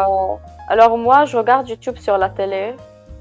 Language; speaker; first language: French; non-native, local second language; Arabic